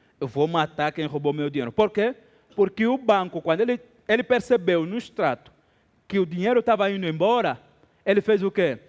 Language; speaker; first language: Portuguese; native; Portuguese